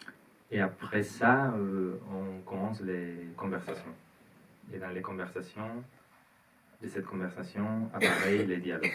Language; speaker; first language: French; non-native, learner; Spanish